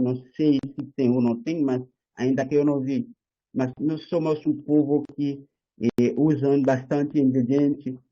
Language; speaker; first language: Portuguese; non-native, learner; Haitian Creole